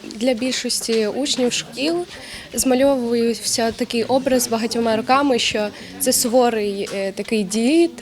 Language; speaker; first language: Ukrainian; native; Ukrainian